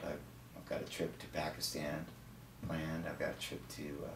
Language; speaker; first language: English; native; English